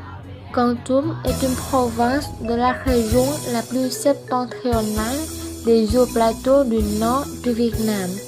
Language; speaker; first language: French; non-native, learner; Vietnamese